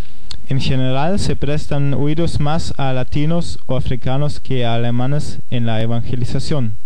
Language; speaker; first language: Spanish; non-native, fluent; German